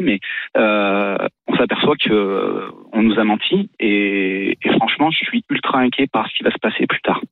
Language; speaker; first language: French; native; French